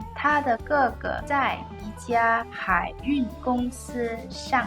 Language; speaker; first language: Chinese; non-native, learner; English